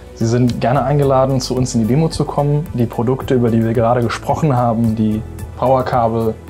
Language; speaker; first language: German; native; German